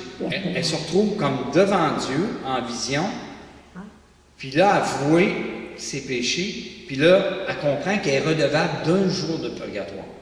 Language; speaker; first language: French; native; French